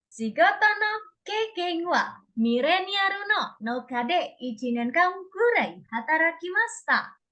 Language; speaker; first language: Japanese; non-native, learner; Indonesian